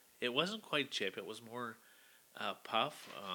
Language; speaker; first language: English; native; English